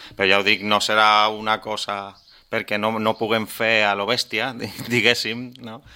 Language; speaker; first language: Catalan; non-native, local second language; Spanish